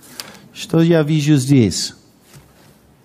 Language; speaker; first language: Russian; non-native, learner; English